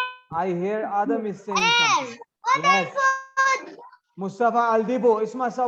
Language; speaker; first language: English; non-native, learner; Arabic